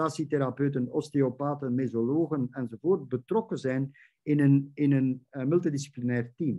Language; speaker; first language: Dutch; native; Dutch